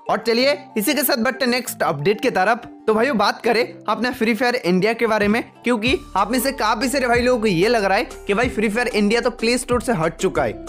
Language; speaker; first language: Hindi; non-native, local second language; Bangla